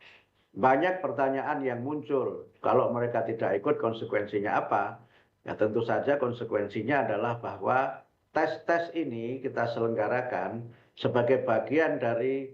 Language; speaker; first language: Indonesian; native; Indonesian